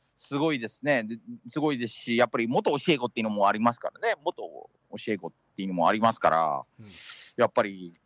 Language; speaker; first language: Japanese; early bilingual, heritage; Japanese